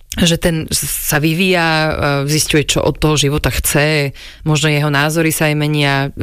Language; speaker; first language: Slovak; early bilingual, other home language; English